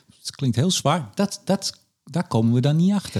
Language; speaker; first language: Dutch; native; Dutch